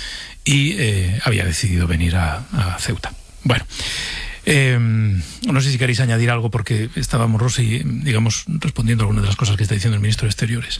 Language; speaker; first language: Spanish; native; Spanish